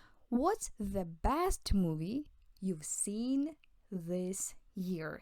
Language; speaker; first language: English; non-native, fluent; Ukrainian